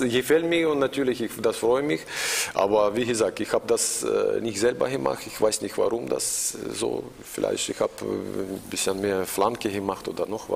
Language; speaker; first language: German; non-native, learner; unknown